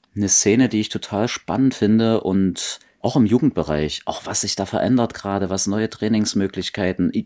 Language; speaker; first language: German; native; German